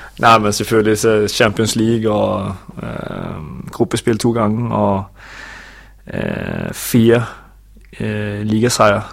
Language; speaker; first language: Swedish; native; Swedish